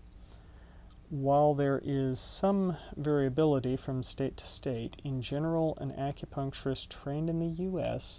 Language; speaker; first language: English; native; English